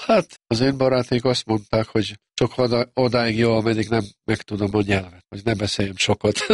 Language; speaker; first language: Hungarian; non-native, local second language; Serbian